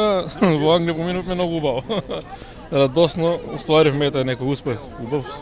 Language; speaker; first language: Macedonian; native; Macedonian